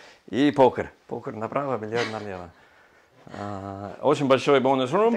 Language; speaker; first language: Russian; non-native, learner; English